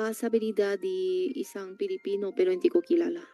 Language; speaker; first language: Filipino; non-native, learner; Chinese